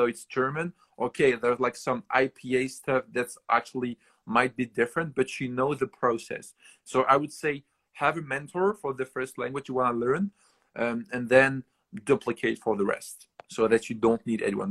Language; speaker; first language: English; non-native, fluent; French